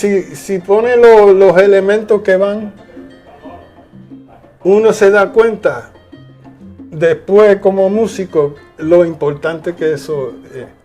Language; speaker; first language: Spanish; early bilingual, heritage; Spanish